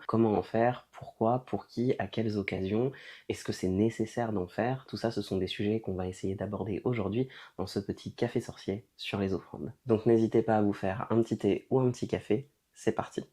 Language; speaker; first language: French; native; French